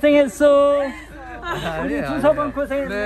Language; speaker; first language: Korean; native; Korean